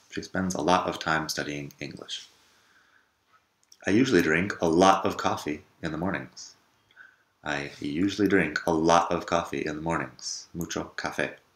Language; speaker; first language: English; native; English